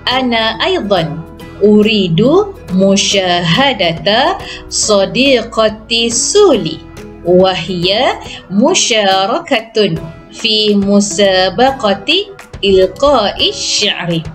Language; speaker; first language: Arabic; non-native, fluent; Malay